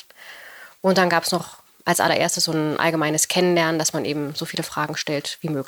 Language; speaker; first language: German; native; German